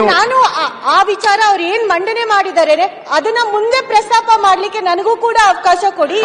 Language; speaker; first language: Kannada; native; Kannada